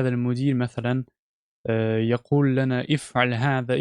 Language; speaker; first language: Arabic; non-native, fluent; Russian